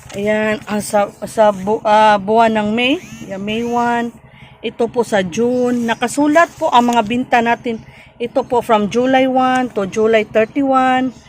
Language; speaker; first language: Filipino; non-native, local second language; Cebuano